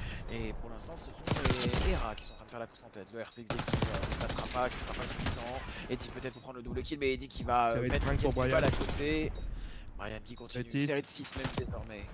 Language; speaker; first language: French; native; French